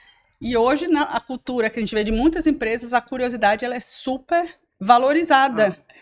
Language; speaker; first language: Portuguese; native; Portuguese